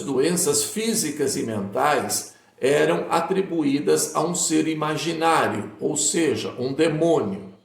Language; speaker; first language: Portuguese; native; Portuguese